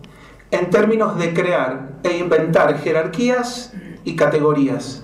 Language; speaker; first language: Spanish; native; Spanish